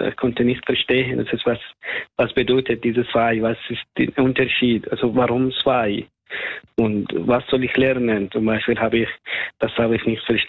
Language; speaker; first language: German; non-native, fluent; Persian